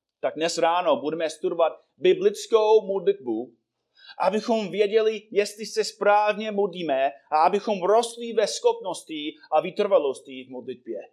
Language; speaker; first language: Czech; non-native, fluent; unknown